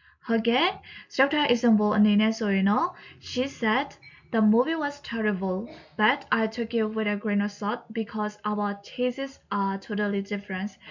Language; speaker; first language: English; non-native, fluent; Burmese